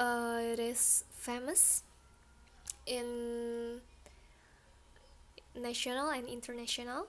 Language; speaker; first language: English; non-native, learner; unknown